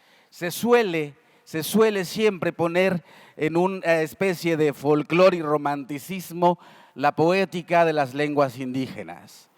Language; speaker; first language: Spanish; native; Spanish